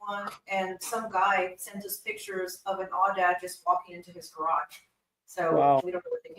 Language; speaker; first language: English; native; English